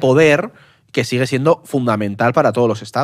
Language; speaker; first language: Spanish; native; Spanish